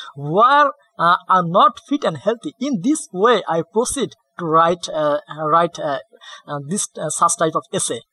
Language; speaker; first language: English; non-native, learner; Bangla